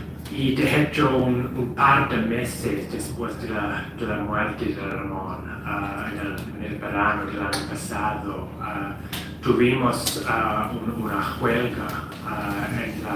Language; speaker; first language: Spanish; non-native, fluent; English